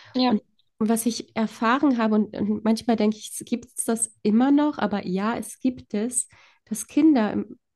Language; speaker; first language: German; early bilingual, other home language; Polish